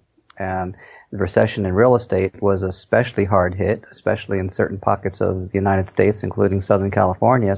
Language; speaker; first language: English; native; English